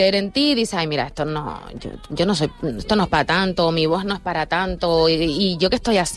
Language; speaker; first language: Spanish; native; Spanish